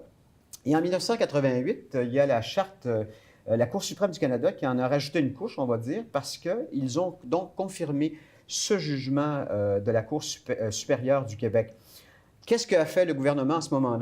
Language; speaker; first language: French; native; French